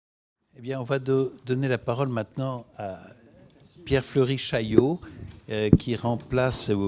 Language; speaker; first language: French; native; French